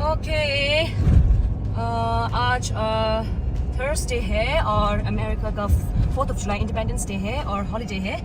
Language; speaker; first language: Hindi; non-native, local second language; Tibetan